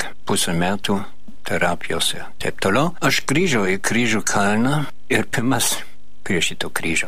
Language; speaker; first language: Lithuanian; non-native, fluent; German